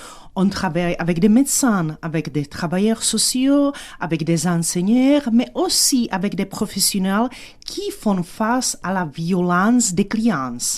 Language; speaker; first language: French; non-native, fluent; Czech